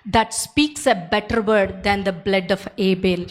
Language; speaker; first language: English; non-native, local second language; Telugu